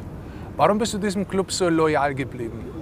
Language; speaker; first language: German; native; German